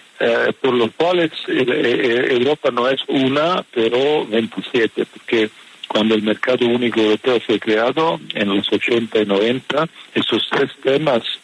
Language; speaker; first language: Spanish; non-native, fluent; Italian